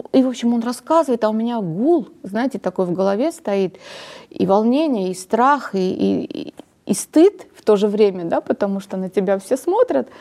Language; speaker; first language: Russian; non-native, local second language; Armenian